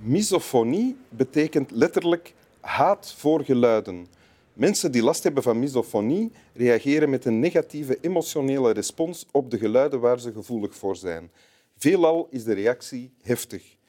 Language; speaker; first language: Dutch; native; Dutch